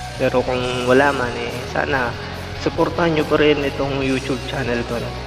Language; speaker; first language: Filipino; non-native, local second language; Iloko